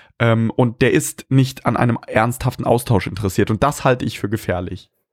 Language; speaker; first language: German; early bilingual, other home language; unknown